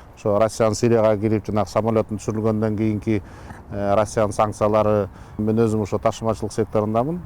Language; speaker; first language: Kyrgyz; native; Kyrgyz